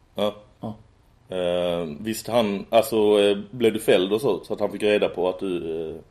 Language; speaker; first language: Swedish; native; Swedish